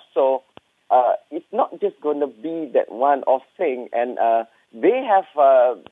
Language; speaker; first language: English; non-native, local second language; Malay